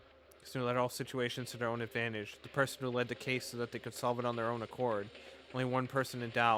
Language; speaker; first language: English; native; English